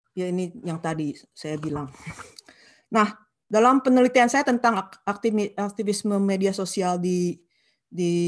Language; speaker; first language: Indonesian; non-native, local second language; Sundanese